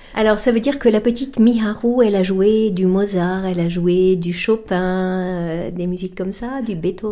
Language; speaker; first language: French; native; French